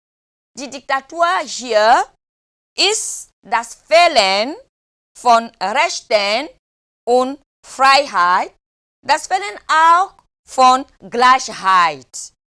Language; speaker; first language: German; non-native, learner; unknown